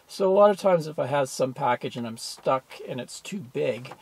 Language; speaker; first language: English; native; English